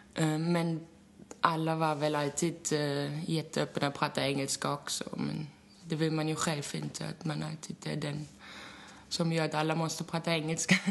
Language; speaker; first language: Swedish; non-native, fluent; German